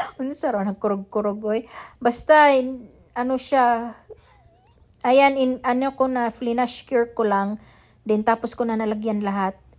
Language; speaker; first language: Filipino; non-native, local second language; Cebuano